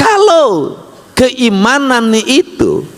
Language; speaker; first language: Indonesian; native; Indonesian